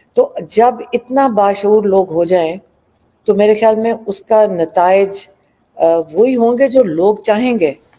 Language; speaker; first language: Urdu; native; Urdu